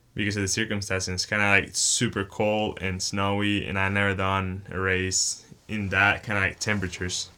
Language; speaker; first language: English; non-native, fluent; Spanish